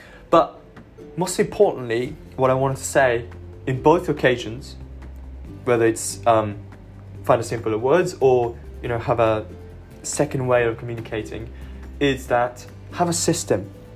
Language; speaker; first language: English; non-native, fluent; Japanese